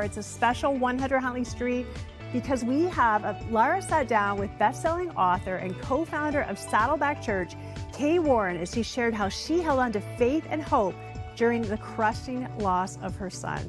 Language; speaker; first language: English; native; English